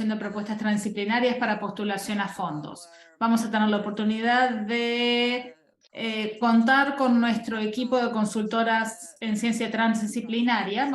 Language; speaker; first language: Spanish; non-native, fluent; Portuguese